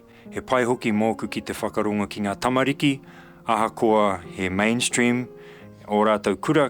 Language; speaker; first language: Māori; non-native, local second language; English